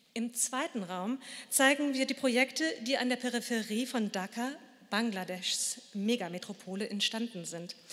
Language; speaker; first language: German; native; German